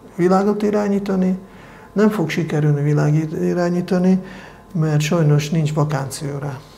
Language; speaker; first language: Hungarian; non-native, fluent; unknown